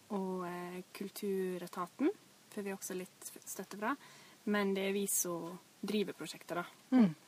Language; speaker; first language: Norwegian; native; Norwegian